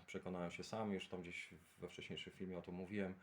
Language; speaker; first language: Polish; native; Polish